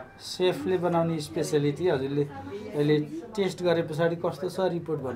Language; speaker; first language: Nepali; native; Nepali